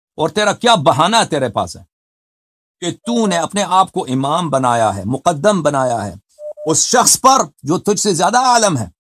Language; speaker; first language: Urdu; non-native, fluent; Persian